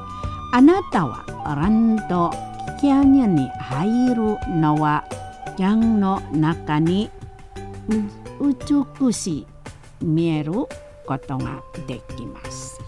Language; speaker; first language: Japanese; non-native, fluent; Indonesian